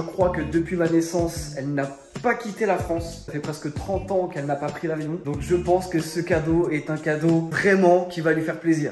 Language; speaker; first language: French; native; French